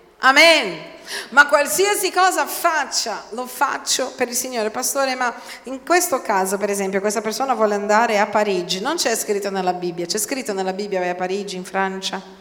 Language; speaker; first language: Italian; non-native, fluent; Portuguese